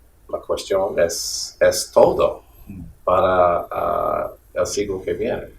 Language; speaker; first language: Spanish; non-native, fluent; English